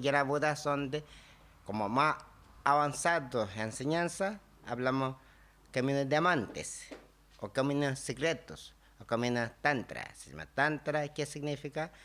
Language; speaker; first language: Spanish; non-native, learner; Tibetan